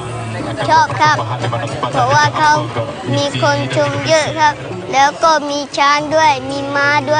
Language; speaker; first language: Thai; non-native, local second language; Malay